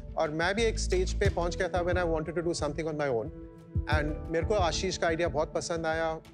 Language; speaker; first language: Hindi; native; Hindi